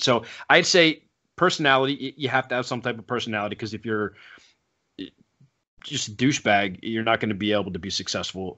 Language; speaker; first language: English; native; English